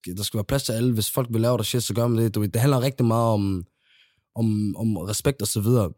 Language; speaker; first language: Danish; early bilingual, other home language; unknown